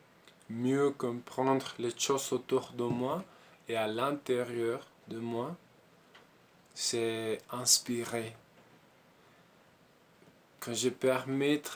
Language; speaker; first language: French; non-native, learner; Spanish